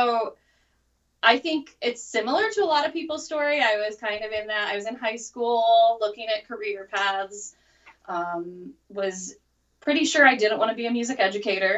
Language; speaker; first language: English; native; English